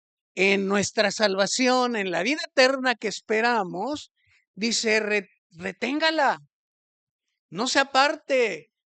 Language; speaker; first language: Spanish; native; Spanish